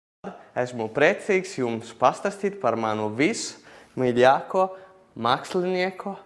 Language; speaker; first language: Latvian; non-native, learner; Italian